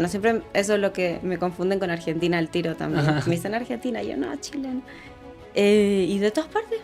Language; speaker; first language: Spanish; native; Spanish